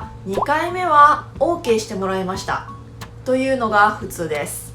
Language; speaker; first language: Japanese; native; Japanese